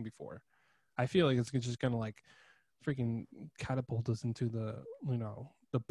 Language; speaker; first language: English; native; English